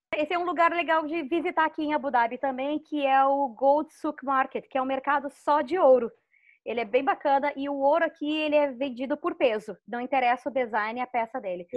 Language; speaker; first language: Portuguese; native; Portuguese